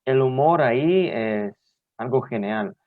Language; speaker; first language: Spanish; non-native, learner; Hebrew